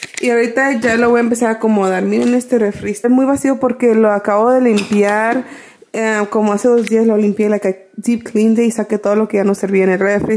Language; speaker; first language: Spanish; early bilingual, heritage; Spanish